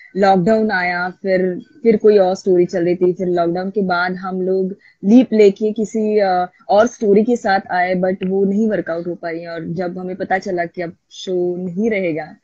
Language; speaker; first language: Hindi; non-native, local second language; Marathi